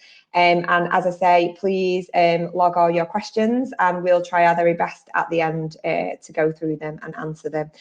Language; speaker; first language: English; native; English